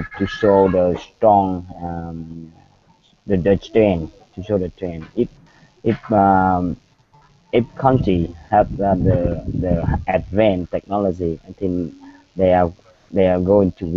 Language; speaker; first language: English; non-native, learner; Vietnamese